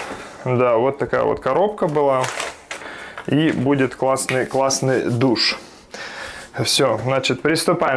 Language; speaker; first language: Russian; native; Russian